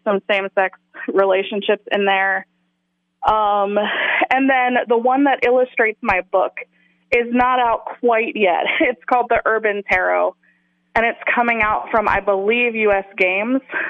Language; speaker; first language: English; native; English